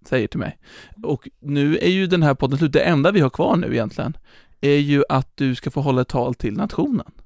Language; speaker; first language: Swedish; native; Swedish